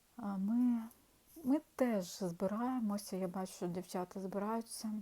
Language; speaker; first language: Ukrainian; non-native, local second language; Russian